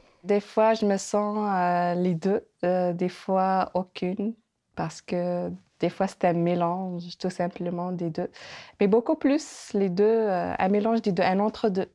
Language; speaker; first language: French; non-native, local second language; Kabyle